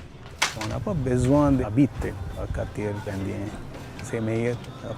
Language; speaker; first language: French; non-native, learner; Tamil